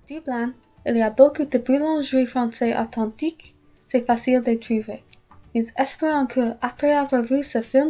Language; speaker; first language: French; non-native, learner; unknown